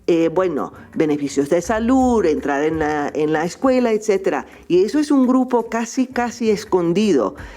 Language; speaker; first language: Spanish; non-native, fluent; English